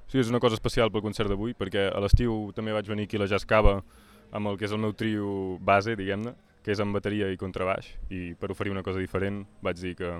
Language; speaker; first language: Catalan; native; Catalan